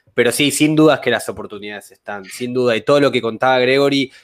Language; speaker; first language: Spanish; native; Spanish